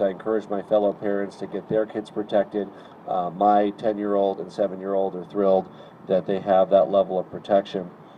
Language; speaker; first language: English; native; English